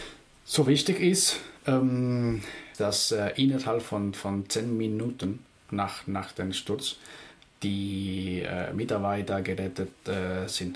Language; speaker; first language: German; non-native, fluent; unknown